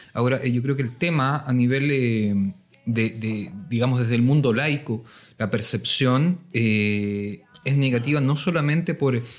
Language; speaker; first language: Spanish; native; Spanish